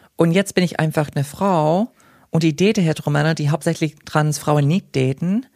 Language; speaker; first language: German; non-native, fluent; English